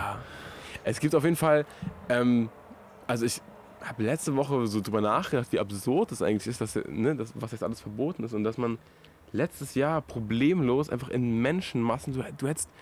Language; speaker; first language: German; native; German